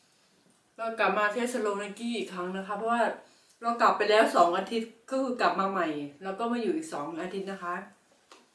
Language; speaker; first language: Thai; non-native, local second language; Northeastern Thai